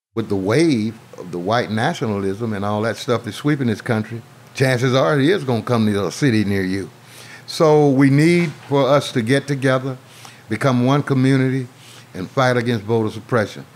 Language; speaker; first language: English; native; English